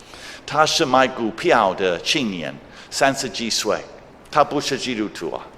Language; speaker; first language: Chinese; non-native, fluent; English